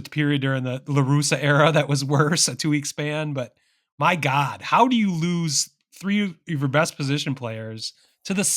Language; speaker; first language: English; native; English